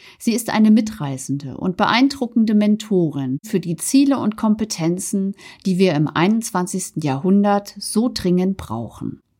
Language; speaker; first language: German; native; German